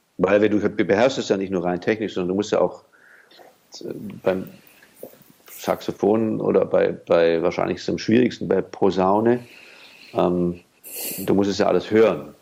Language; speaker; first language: German; native; German